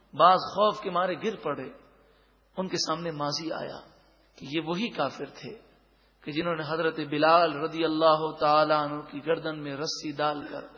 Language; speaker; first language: Urdu; native; Urdu